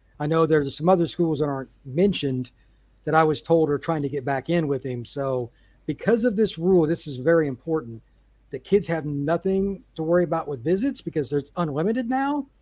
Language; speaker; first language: English; native; English